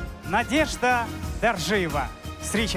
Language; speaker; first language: Russian; native; Russian